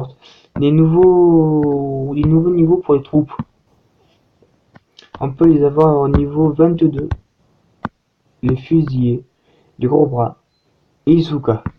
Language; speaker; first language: French; native; French